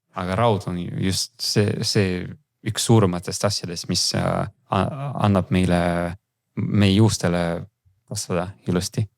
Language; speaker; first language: Estonian; non-native, local second language; Russian